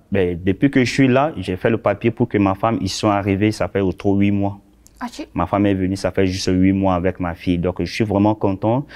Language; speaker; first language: French; non-native, local second language; Sango